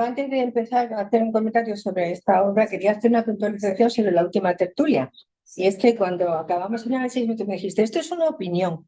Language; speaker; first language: Spanish; native; Spanish